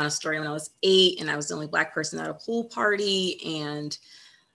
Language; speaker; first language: English; native; English